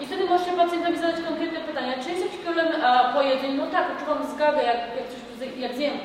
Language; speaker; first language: Polish; native; Polish